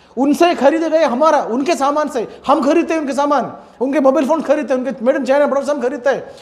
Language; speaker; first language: Hindi; non-native, local second language; Malayalam